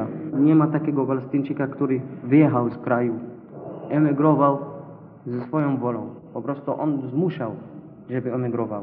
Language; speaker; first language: Polish; non-native, fluent; Arabic